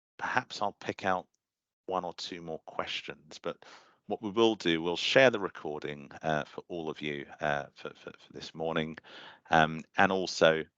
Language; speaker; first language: English; native; English